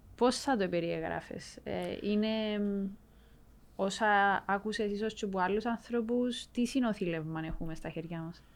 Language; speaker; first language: Greek; native; Greek